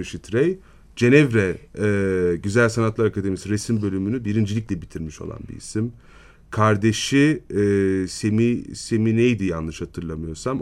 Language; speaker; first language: Turkish; native; Turkish